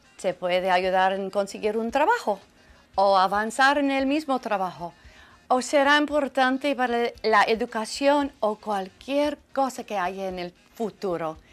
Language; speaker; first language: Spanish; non-native, fluent; English